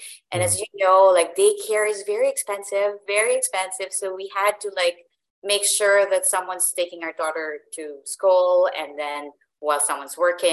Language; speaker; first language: English; non-native, local second language; Filipino